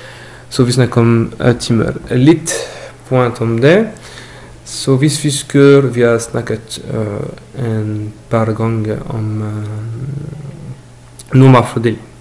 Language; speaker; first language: Norwegian; non-native, learner; French